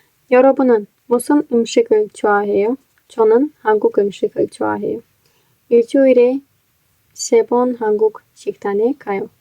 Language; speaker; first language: Korean; non-native, learner; Azerbaijani